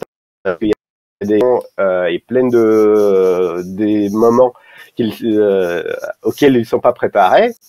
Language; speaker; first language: French; non-native, fluent; Russian